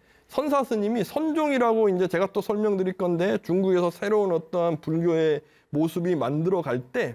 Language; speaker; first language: Korean; native; Korean